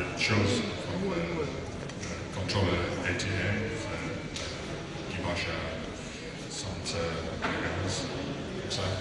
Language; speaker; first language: French; non-native, learner; English